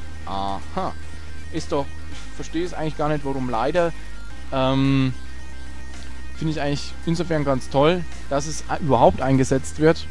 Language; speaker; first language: German; native; German